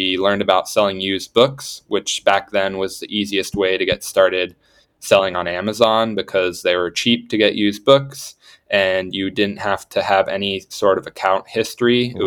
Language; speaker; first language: English; native; English